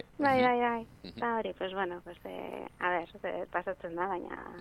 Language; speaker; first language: Basque; non-native, local second language; Spanish